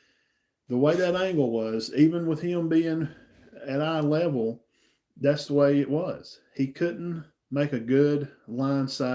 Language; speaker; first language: English; native; English